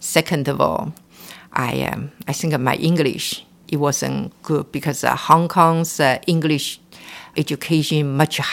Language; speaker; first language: English; non-native, local second language; Cantonese